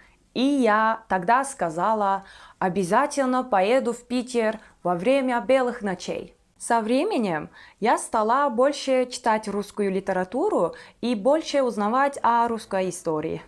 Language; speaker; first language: Russian; non-native, fluent; Turkish